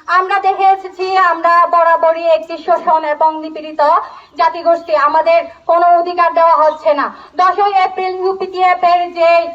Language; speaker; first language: Bangla; non-native, local second language; Chakma